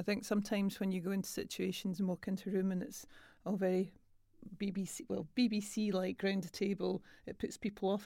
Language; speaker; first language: English; native; English